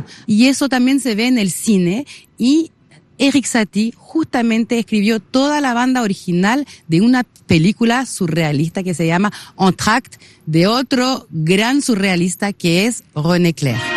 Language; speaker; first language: Spanish; native; Spanish